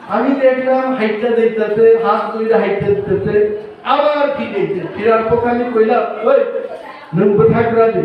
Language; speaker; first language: Bangla; non-native, local second language; Kok Borok